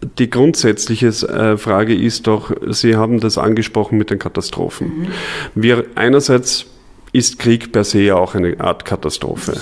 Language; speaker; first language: German; native; German